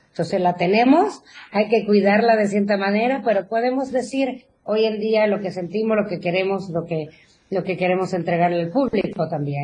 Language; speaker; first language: Spanish; native; Spanish